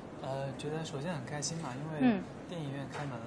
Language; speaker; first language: Chinese; native; Chinese